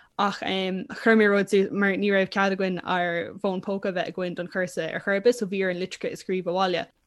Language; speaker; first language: Irish; non-native, local second language; English